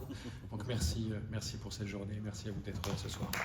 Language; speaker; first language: French; native; French